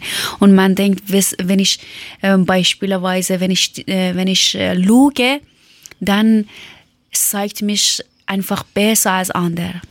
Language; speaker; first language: German; non-native, learner; Persian